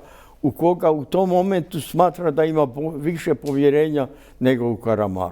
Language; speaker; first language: Croatian; native; Croatian